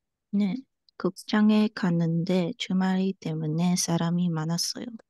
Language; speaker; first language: Korean; non-native, learner; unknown